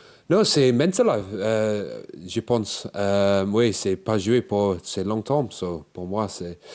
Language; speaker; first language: French; non-native, learner; English